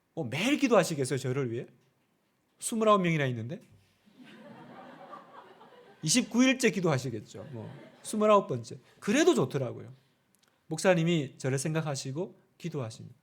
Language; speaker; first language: Korean; native; Korean